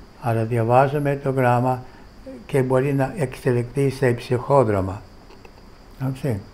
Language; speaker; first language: Greek; non-native, fluent; English